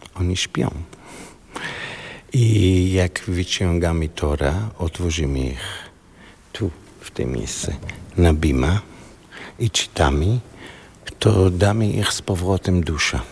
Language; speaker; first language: Polish; non-native, learner; Hebrew